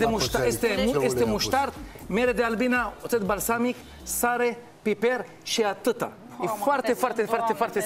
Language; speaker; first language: Romanian; non-native, learner; Hebrew